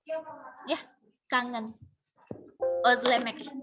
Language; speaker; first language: Indonesian; non-native, fluent; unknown